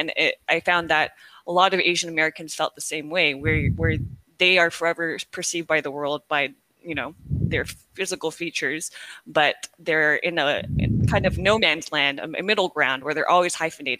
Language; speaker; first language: English; early bilingual, other home language; Korean